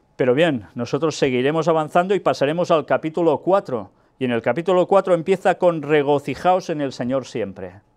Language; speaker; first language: Spanish; non-native, local second language; Catalan